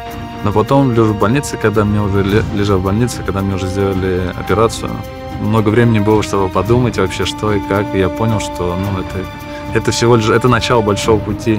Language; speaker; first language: Russian; native; Russian